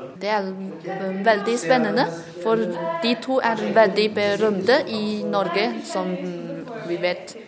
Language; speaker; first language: Norwegian; non-native, learner; Chinese